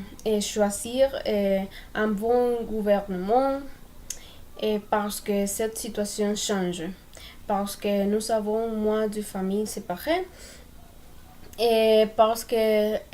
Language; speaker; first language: French; non-native, learner; Spanish